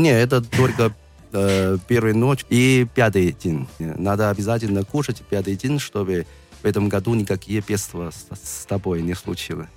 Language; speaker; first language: Russian; non-native, learner; Chinese